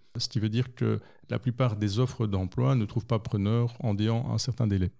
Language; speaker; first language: French; native; French